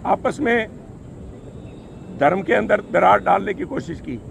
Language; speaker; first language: Hindi; non-native, local second language; Punjabi